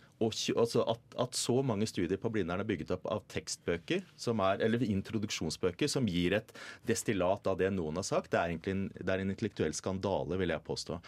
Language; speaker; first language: Norwegian; native; Norwegian